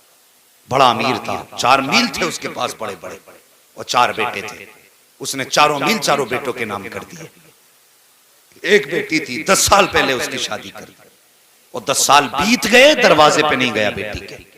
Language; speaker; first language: Hindi; native; Hindi